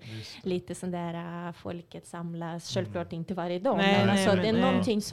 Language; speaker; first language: Swedish; non-native, fluent; Russian